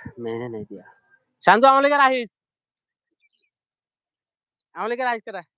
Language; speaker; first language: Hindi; non-native, learner; Bangla